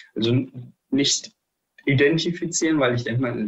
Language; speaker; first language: German; early bilingual, other home language; Russian